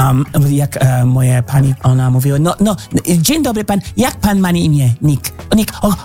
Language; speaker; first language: Polish; non-native, learner; English